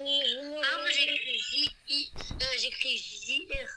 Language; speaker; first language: French; native; French